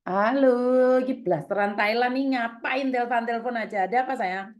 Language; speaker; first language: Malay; non-native, local second language; Javanese